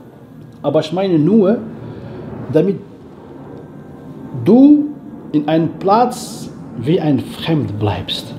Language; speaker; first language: German; non-native, fluent; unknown